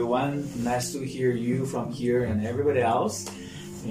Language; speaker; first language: English; non-native, fluent; Chinese